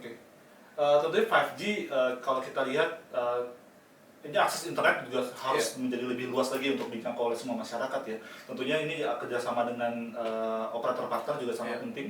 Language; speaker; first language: Indonesian; native; Indonesian